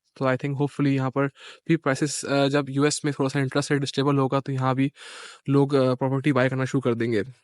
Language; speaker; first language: Urdu; native; Urdu